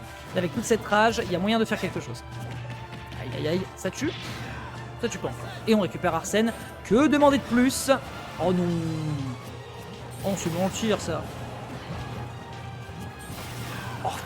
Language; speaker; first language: French; native; French